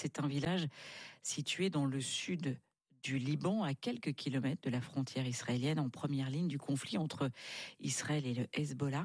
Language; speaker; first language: French; native; French